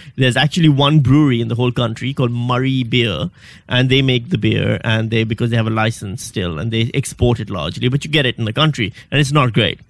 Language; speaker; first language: English; non-native, local second language; Urdu